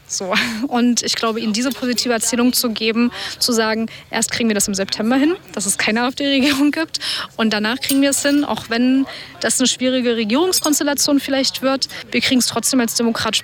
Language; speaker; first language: German; native; German